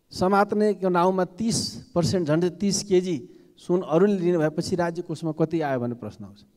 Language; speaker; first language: Nepali; non-native, local second language; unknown